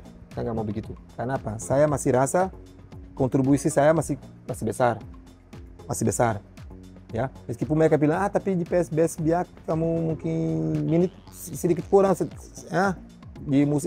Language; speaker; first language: Indonesian; non-native, learner; Portuguese